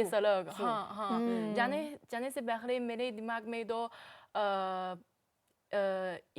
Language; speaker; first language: Hindi; non-native, learner; Chinese